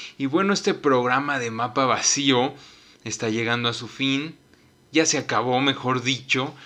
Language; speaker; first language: Spanish; native; Spanish